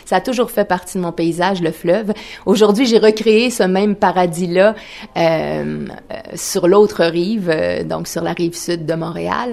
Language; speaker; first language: French; native; French